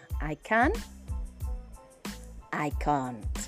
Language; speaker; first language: Spanish; non-native, fluent; English